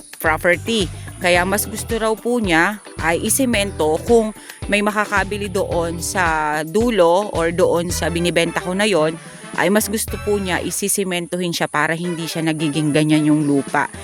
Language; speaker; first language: Filipino; native; Filipino